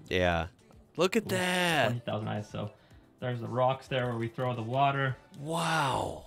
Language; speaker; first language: English; native; English